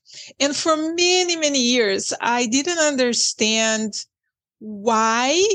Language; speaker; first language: English; non-native, fluent; Portuguese